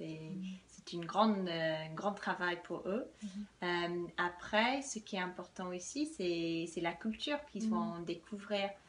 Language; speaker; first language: French; non-native, fluent; English